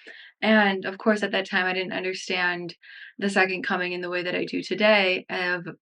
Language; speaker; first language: English; native; English